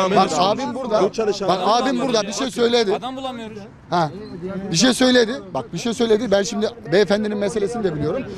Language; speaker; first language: Turkish; non-native, fluent; Arabic